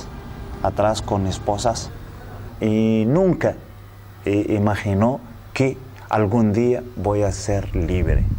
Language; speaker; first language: Spanish; non-native, fluent; Arabic